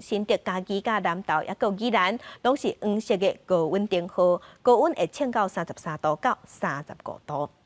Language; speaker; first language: Chinese; native; Chinese